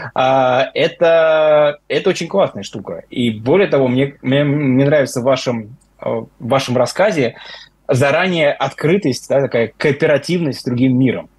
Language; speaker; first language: Russian; native; Russian